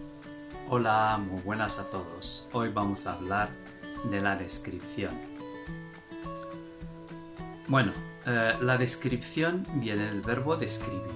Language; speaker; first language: Spanish; non-native, fluent; Arabic